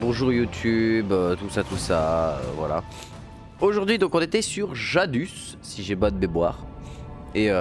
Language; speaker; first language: French; native; French